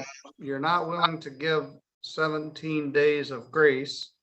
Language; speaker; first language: English; native; English